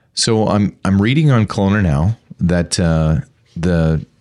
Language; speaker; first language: English; native; English